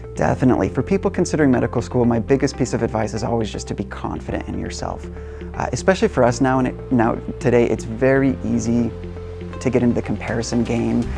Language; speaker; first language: English; native; English